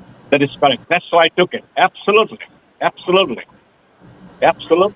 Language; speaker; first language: English; non-native, local second language; Bangla